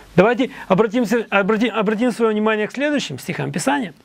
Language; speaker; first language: Russian; native; Russian